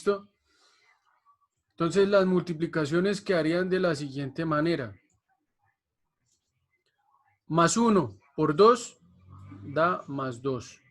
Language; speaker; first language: Spanish; native; Spanish